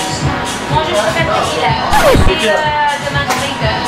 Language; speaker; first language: French; non-native, learner; Spanish